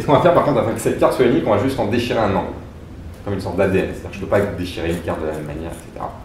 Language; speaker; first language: French; native; French